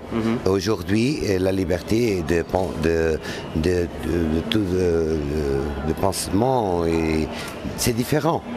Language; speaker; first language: French; non-native, learner; Portuguese